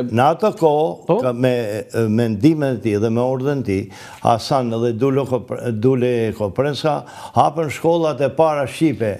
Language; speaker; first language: Albanian; native; Albanian